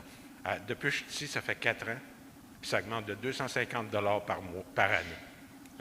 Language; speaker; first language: French; native; French